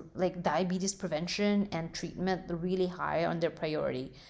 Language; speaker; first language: English; non-native, local second language; Filipino